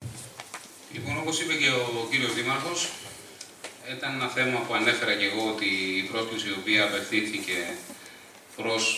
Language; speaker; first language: Greek; native; Greek